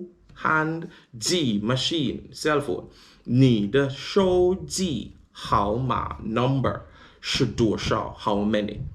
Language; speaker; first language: Chinese; non-native, learner; English